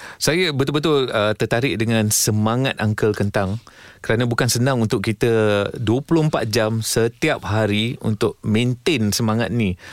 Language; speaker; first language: Malay; non-native, local second language; Tamil